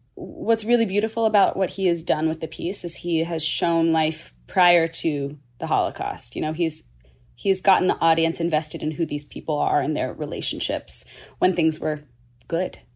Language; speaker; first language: English; native; English